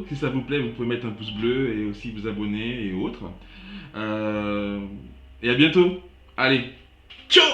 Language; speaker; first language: French; native; French